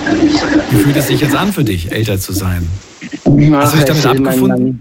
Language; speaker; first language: German; native; German